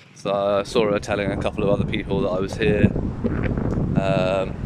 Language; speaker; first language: English; native; English